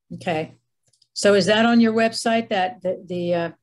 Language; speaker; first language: English; native; English